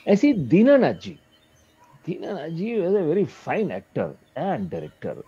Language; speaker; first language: Hindi; native; Hindi